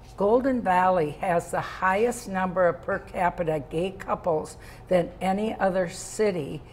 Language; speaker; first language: English; native; English